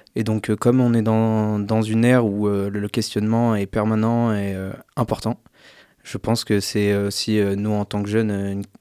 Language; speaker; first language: French; native; French